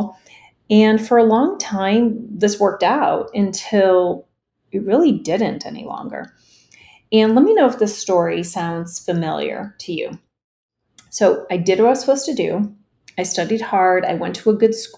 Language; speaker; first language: English; early bilingual, other home language; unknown